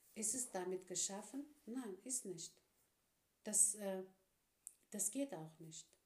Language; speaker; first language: German; non-native, fluent; Turkish